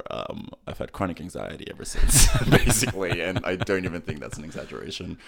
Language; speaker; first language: English; early bilingual, other home language; Macedonian